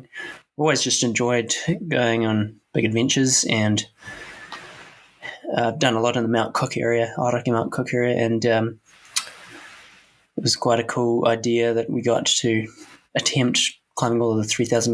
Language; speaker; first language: English; native; English